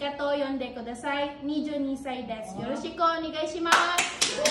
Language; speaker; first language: Japanese; non-native, learner; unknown